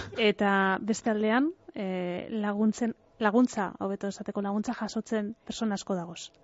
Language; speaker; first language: Basque; native; Basque